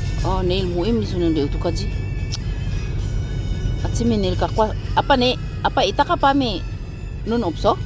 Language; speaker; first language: Korean; non-native, learner; Filipino